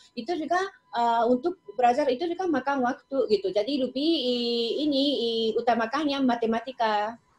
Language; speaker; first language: Indonesian; non-native, fluent; Japanese